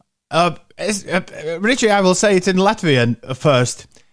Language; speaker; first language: English; non-native, fluent; Latvian